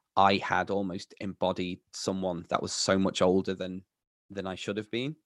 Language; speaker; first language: English; native; English